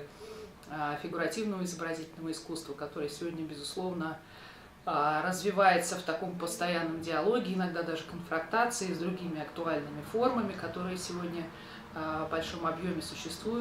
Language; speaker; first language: Russian; native; Russian